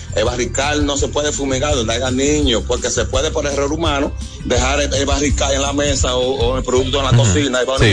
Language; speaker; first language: Spanish; native; Spanish